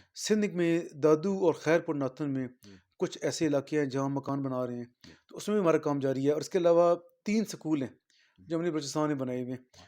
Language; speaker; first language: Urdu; non-native, local second language; Punjabi